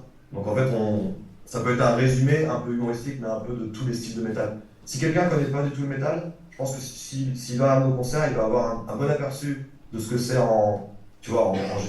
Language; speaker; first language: French; native; French